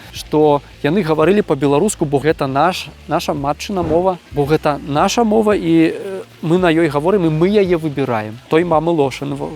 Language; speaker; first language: Belarusian; native; Belarusian